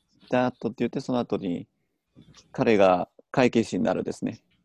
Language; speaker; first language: Japanese; native; Japanese